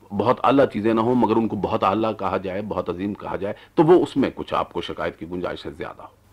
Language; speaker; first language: Urdu; non-native, local second language; Punjabi